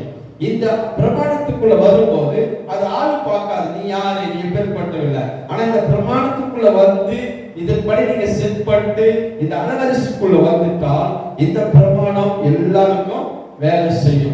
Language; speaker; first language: Tamil; native; Tamil